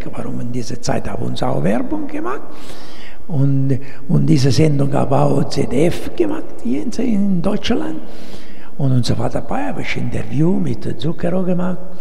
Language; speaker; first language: German; non-native, learner; Italian